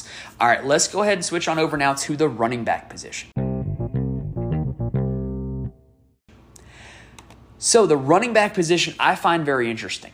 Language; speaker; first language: English; native; English